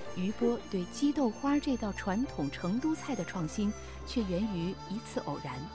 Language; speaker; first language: Chinese; native; Chinese